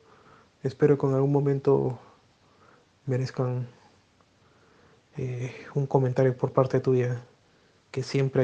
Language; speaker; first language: Spanish; native; Spanish